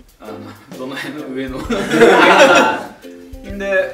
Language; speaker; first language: Japanese; native; Japanese